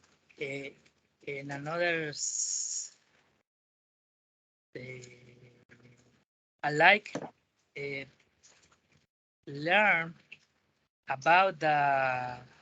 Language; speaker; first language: English; non-native, learner; Spanish